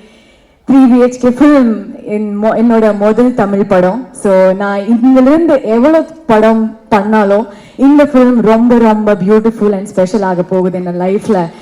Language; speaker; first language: Tamil; non-native, learner; Kannada